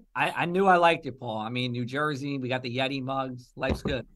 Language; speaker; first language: English; native; English